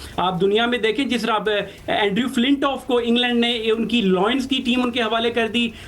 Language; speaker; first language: Urdu; non-native, local second language; Punjabi